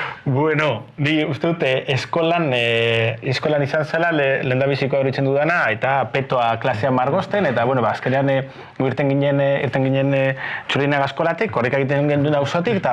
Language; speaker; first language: Basque; non-native, local second language; Spanish